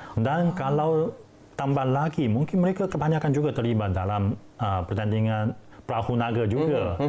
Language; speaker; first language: Malay; non-native, fluent; Chinese